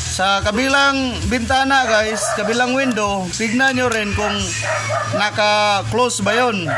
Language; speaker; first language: Filipino; non-native, local second language; Cebuano